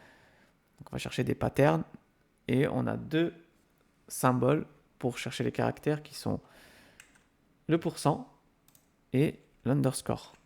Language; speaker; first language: French; native; French